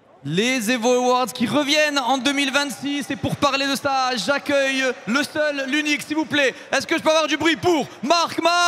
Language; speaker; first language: French; native; French